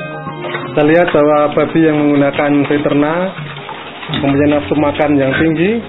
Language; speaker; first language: Indonesian; native; Indonesian